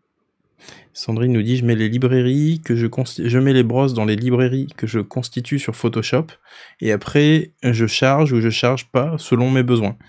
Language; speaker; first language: French; native; French